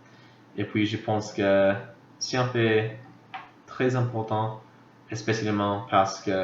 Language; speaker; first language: French; non-native, fluent; English